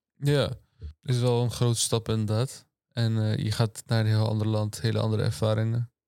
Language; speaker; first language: Dutch; early bilingual, other home language; Turkish